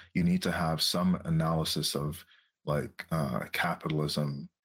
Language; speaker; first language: English; native; English